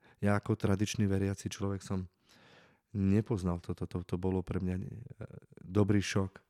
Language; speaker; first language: Slovak; non-native, local second language; Romany